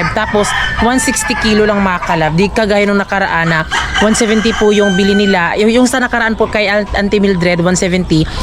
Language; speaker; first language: Filipino; non-native, local second language; Cebuano